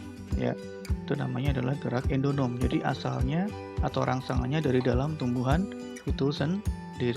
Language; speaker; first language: Indonesian; native; Indonesian